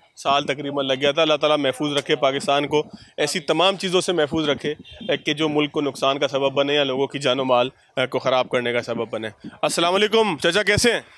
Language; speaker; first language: Urdu; native; Urdu